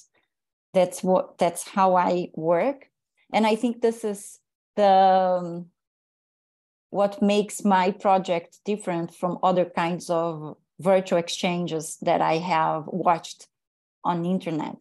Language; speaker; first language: English; non-native, fluent; Portuguese